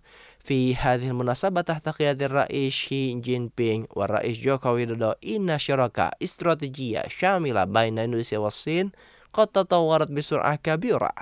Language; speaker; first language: Arabic; non-native, fluent; Indonesian